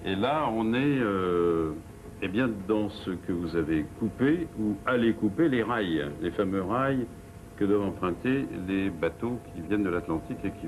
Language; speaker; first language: French; native; French